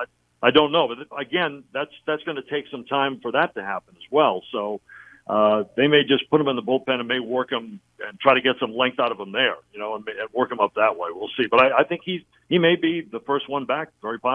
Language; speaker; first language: English; native; English